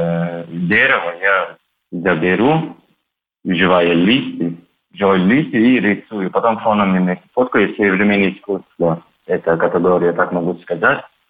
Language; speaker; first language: Russian; non-native, learner; Turkish